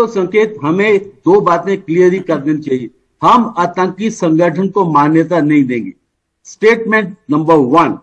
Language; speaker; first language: Hindi; native; Hindi